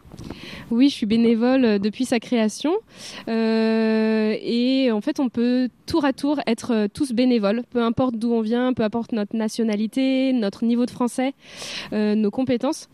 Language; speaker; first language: French; native; French